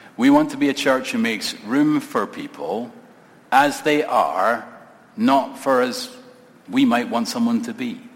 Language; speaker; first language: English; native; English